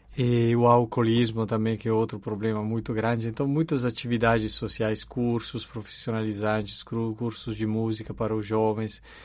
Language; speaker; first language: Portuguese; non-native, fluent; Italian